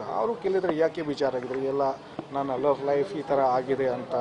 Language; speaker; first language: Kannada; non-native, fluent; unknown